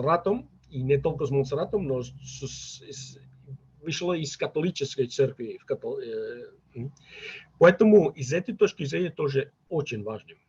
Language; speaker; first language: Russian; non-native, fluent; Catalan